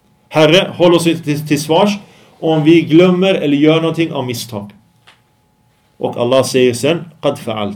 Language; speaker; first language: Swedish; early bilingual, other home language; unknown